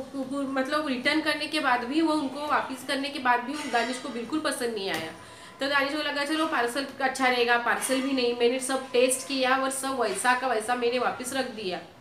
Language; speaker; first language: Hindi; native; Hindi